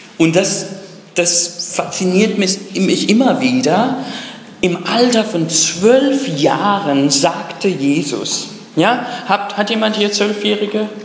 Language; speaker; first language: German; non-native, fluent; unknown